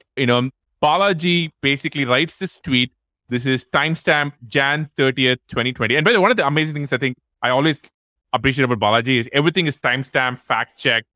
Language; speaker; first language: English; non-native, local second language; Tamil